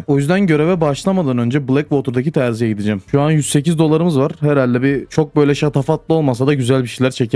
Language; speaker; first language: Turkish; native; Turkish